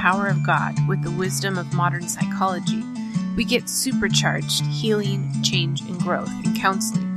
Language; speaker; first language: English; native; English